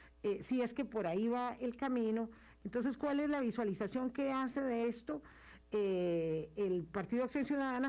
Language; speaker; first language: Spanish; native; Spanish